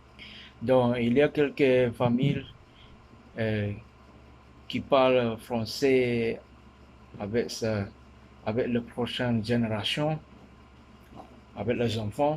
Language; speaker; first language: French; non-native, learner; Min Nan Chinese